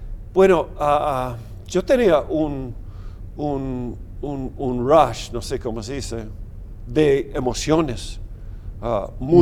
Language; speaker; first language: Spanish; non-native, fluent; English